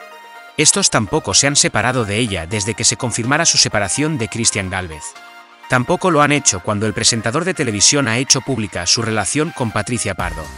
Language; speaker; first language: Spanish; native; Spanish